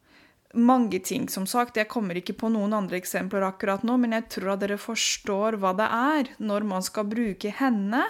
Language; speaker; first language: Norwegian; non-native, fluent; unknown